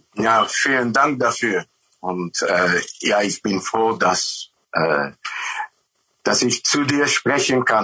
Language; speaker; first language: German; non-native, learner; Dutch